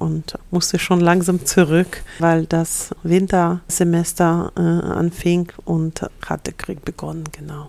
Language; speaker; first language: German; non-native, fluent; Russian